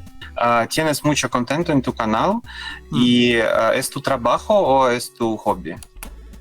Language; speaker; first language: Spanish; non-native, learner; Russian